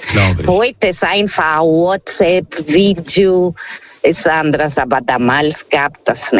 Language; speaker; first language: German; non-native, fluent; Portuguese